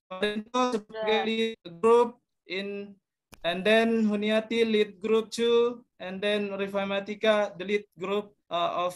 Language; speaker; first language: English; non-native, learner; Indonesian